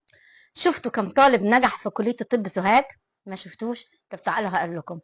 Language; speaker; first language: Arabic; native; Arabic